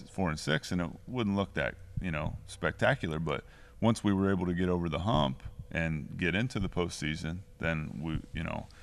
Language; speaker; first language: English; native; English